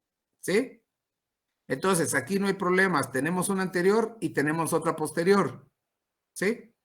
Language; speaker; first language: Spanish; native; Spanish